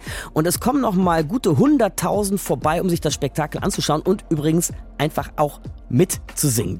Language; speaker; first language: German; native; German